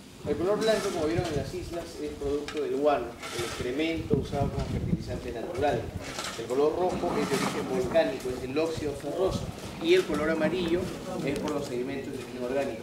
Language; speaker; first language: Spanish; native; Spanish